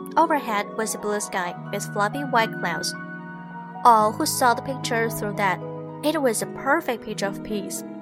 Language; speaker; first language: English; non-native, fluent; Chinese